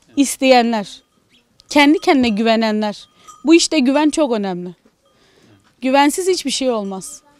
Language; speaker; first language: Turkish; native; Turkish